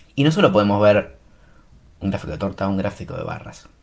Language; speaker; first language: Spanish; native; Spanish